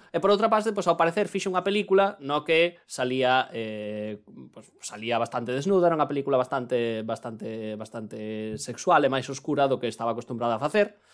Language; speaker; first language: Galician; non-native, local second language; Spanish